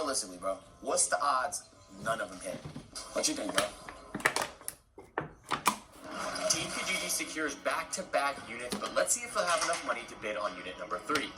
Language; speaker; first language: English; native; English